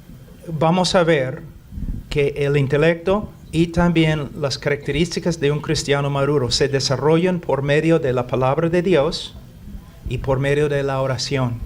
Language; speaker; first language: Spanish; non-native, fluent; English